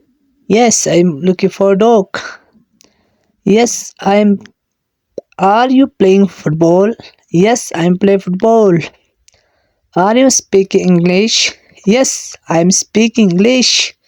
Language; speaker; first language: English; non-native, learner; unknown